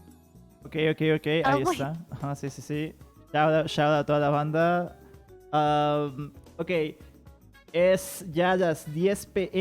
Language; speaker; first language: Spanish; native; Spanish